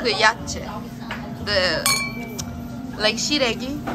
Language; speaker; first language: Korean; non-native, learner; Italian